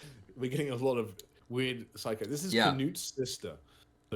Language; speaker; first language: English; native; English